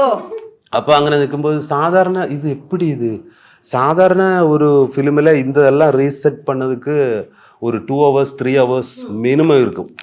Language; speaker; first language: Tamil; non-native, learner; Malayalam